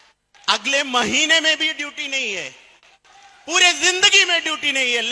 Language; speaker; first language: Hindi; non-native, fluent; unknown